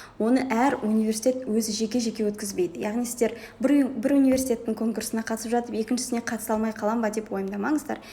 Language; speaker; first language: Kazakh; native; Kazakh